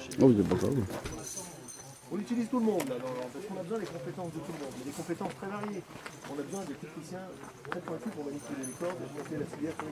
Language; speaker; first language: French; native; French